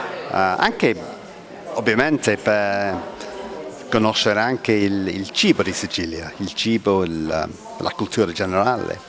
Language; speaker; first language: Italian; non-native, learner; English